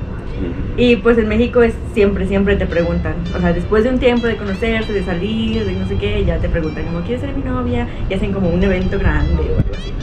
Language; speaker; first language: Spanish; native; Spanish